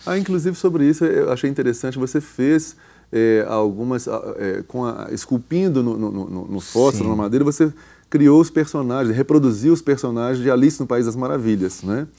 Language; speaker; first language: Portuguese; native; Portuguese